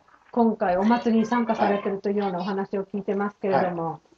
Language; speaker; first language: Japanese; native; Japanese